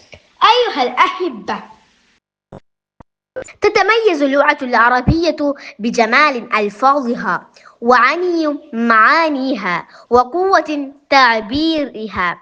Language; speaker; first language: Arabic; non-native, learner; Malayalam